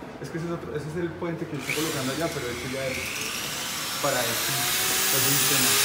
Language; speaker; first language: Spanish; native; Spanish